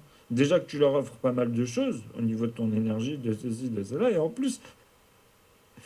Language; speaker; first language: French; native; French